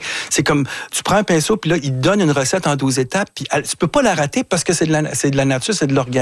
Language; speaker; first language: French; native; French